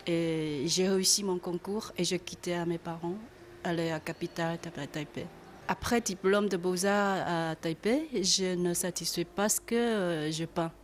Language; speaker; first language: French; non-native, learner; Chinese